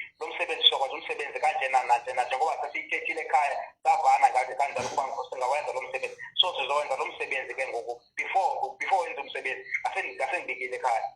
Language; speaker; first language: Zulu; non-native, local second language; Xhosa